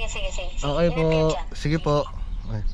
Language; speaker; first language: Filipino; native; Filipino